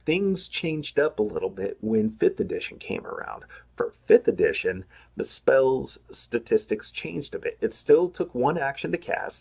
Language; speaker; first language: English; native; English